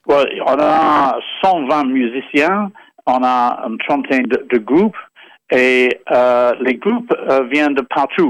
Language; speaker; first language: French; non-native, fluent; English